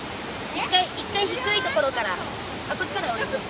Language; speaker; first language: Japanese; native; Japanese